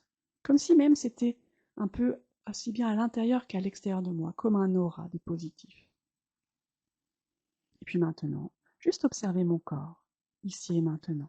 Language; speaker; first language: French; native; French